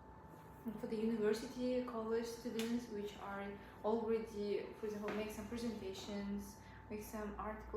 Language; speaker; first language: English; non-native, learner; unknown